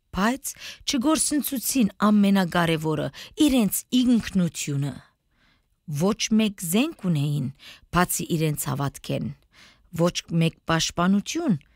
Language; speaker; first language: Armenian; native; Armenian